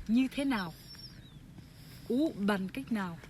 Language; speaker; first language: Vietnamese; non-native, fluent; French